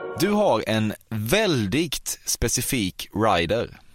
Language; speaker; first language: Swedish; native; Swedish